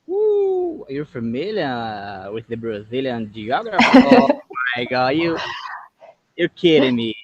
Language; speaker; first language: English; non-native, fluent; Portuguese